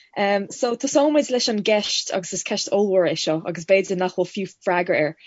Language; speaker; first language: Irish; non-native, local second language; English